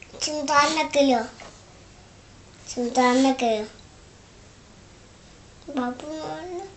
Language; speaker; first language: Turkish; early bilingual, heritage; Turkish